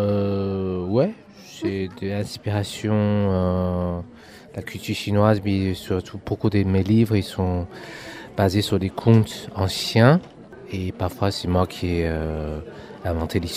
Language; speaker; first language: French; non-native, fluent; Chinese